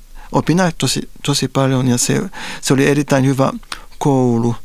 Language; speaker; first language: Finnish; non-native, fluent; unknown